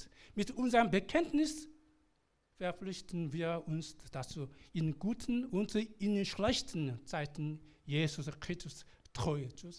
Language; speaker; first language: German; non-native, learner; Korean